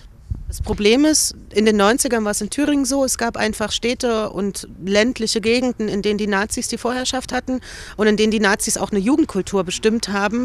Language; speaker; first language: German; native; German